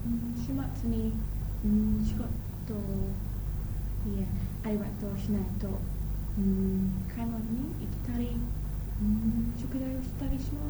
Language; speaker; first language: Japanese; non-native, learner; English